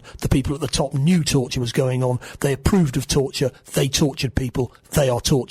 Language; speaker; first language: English; native; English